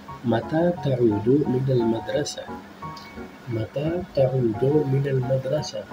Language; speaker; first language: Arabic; non-native, fluent; Urdu